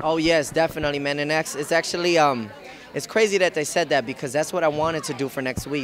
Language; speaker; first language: English; early bilingual, other home language; Spanish